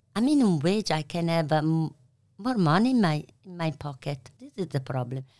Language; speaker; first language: English; non-native, learner; Italian